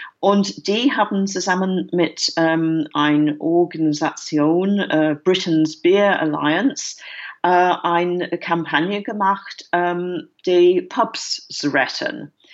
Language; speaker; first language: German; non-native, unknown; English